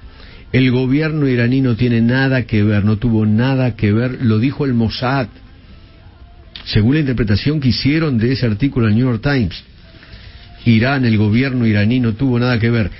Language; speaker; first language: Spanish; native; Spanish